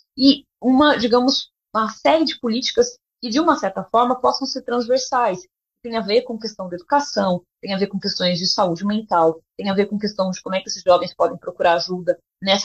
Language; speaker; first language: Portuguese; native; Portuguese